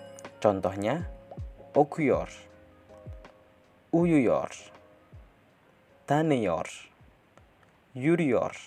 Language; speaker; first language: Turkish; non-native, fluent; Indonesian